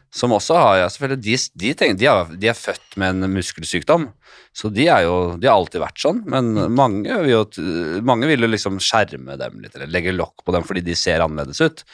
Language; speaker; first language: Norwegian; native; Norwegian